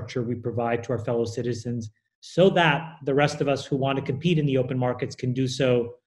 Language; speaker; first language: English; native; English